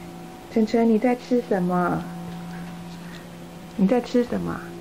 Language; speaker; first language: Chinese; native; Chinese